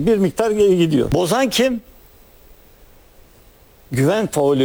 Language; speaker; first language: Turkish; native; Turkish